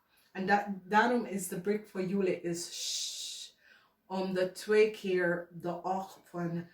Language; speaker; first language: Dutch; non-native, learner; English